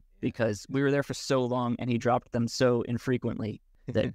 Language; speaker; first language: English; native; English